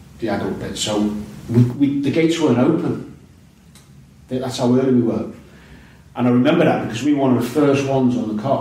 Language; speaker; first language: English; native; English